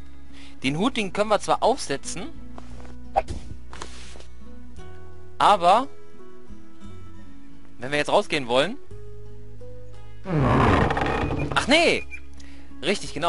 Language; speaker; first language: German; native; German